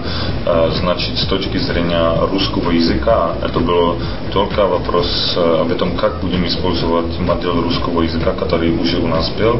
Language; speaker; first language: Russian; non-native, fluent; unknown